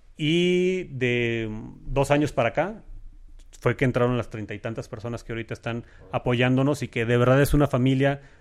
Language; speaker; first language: Spanish; native; Spanish